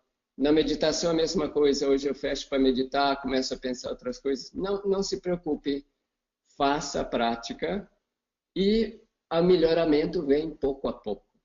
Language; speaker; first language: Portuguese; non-native, fluent; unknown